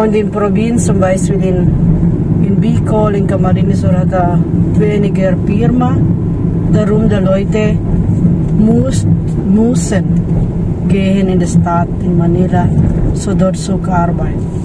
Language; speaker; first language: German; non-native, learner; Filipino